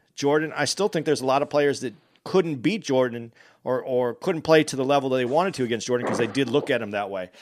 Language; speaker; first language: English; native; English